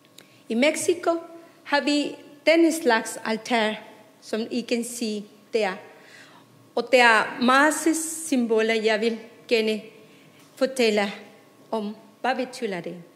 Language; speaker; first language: Danish; non-native, fluent; Spanish